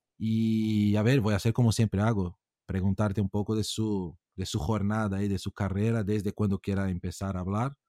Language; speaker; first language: Spanish; non-native, fluent; Portuguese